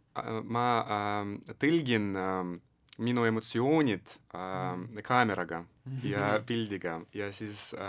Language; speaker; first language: Estonian; non-native, local second language; Russian